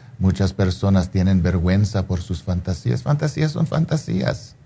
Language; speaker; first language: Spanish; non-native, fluent; English